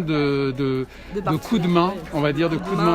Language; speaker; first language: French; native; French